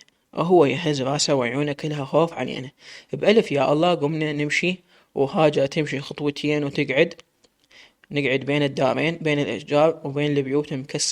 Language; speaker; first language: Arabic; native; Arabic